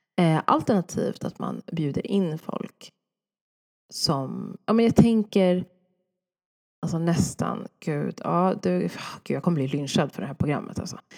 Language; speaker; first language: Swedish; native; Swedish